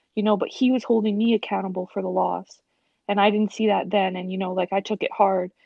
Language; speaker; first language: English; native; English